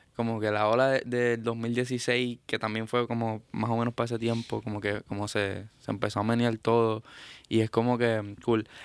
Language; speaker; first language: Spanish; native; Spanish